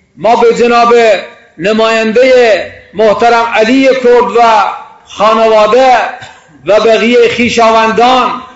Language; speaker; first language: Persian; non-native, local second language; Baluchi